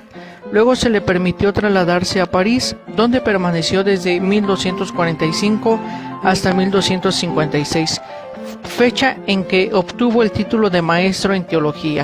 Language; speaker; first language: Spanish; native; Spanish